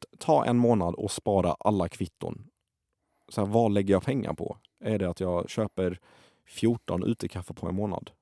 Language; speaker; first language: Swedish; early bilingual, other home language; Arabic